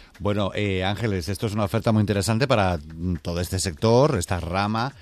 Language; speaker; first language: Spanish; native; Spanish